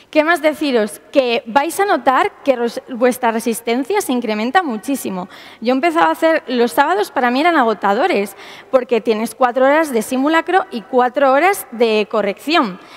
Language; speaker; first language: Spanish; native; Spanish